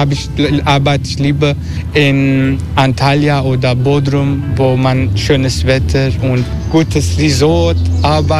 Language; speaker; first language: German; non-native, learner; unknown